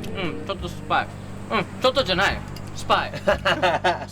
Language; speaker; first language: Japanese; non-native, fluent; English